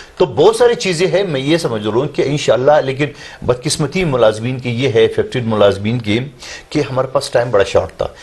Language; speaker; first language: Urdu; non-native, local second language; Pashto